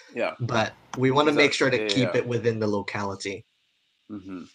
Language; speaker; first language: English; non-native, local second language; Cantonese